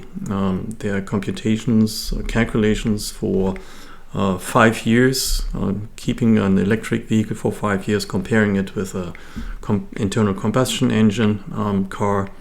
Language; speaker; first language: English; non-native, fluent; German